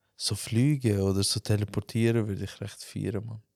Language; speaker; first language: German; early bilingual, other home language; Albanian